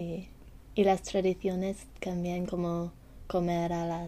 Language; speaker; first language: Spanish; non-native, learner; English